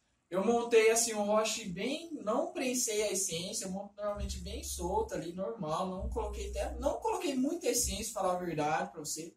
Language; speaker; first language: Portuguese; native; Portuguese